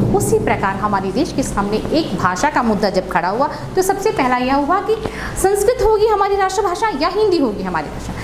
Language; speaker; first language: Hindi; non-native, local second language; Telugu